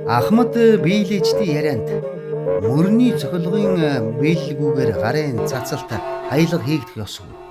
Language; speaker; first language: Mongolian; native; Mongolian